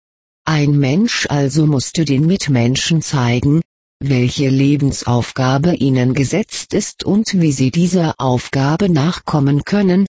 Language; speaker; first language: German; native; German